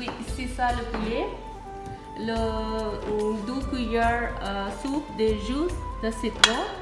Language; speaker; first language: French; non-native, learner; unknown